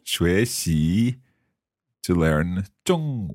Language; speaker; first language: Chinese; non-native, learner; English